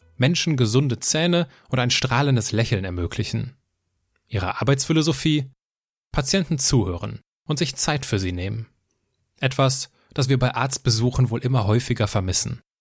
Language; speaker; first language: German; native; German